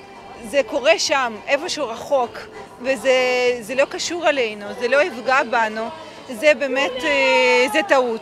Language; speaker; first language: Hebrew; non-native, fluent; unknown